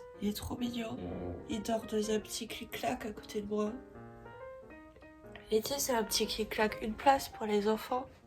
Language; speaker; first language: French; native; French